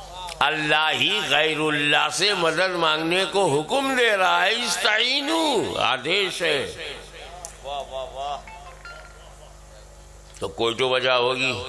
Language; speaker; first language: Urdu; native; Urdu